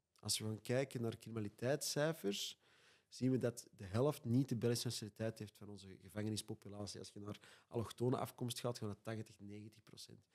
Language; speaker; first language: Dutch; native; Dutch